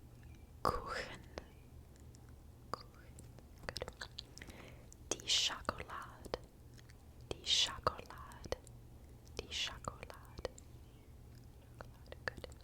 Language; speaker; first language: German; non-native, learner; English